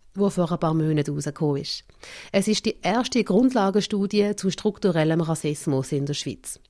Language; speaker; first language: German; native; German